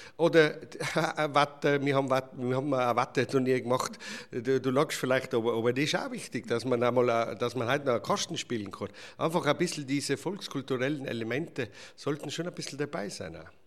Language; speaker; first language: German; native; German